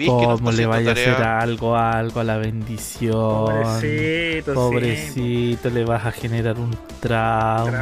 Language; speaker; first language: Spanish; native; Spanish